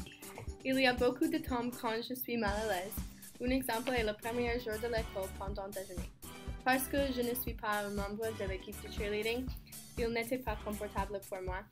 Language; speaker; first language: French; non-native, learner; English